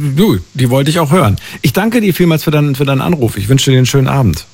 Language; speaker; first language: German; native; German